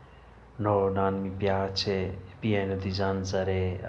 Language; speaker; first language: Italian; non-native, learner; Urdu